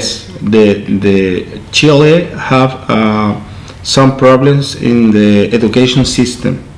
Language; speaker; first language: English; non-native, learner; Spanish